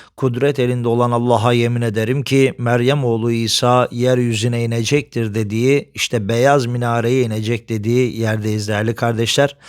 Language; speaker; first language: Turkish; native; Turkish